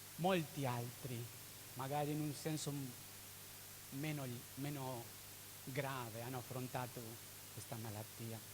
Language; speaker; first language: Italian; non-native, fluent; Spanish